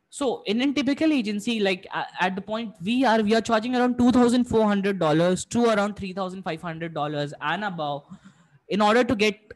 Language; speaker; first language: English; non-native, local second language; Hindi